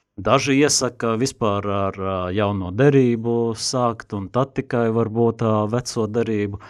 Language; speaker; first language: Latvian; native; Latvian